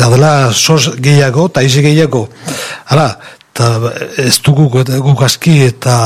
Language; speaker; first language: Basque; native; Basque